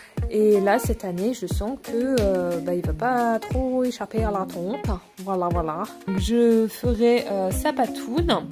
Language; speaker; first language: French; native; French